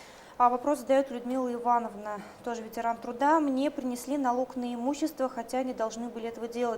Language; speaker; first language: Russian; native; Russian